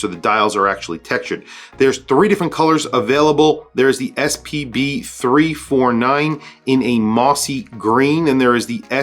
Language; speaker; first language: English; native; English